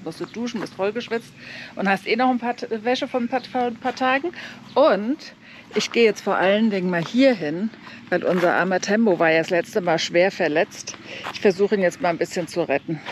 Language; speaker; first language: German; native; German